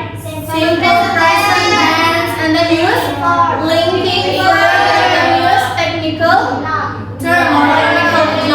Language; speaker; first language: English; non-native, learner; Indonesian